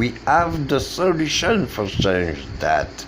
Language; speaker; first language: English; non-native, learner; French